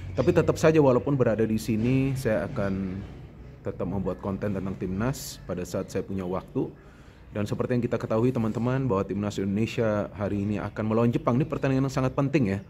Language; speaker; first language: Indonesian; native; Indonesian